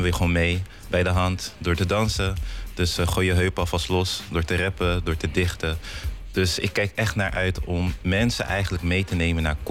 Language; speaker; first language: Dutch; native; Dutch